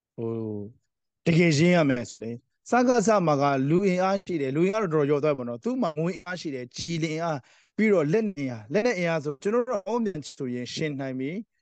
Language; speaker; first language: Burmese; non-native, local second language; Hakha Chin